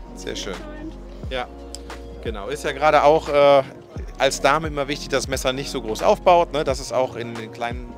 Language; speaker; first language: German; native; German